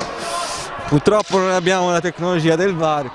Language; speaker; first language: Italian; native; Italian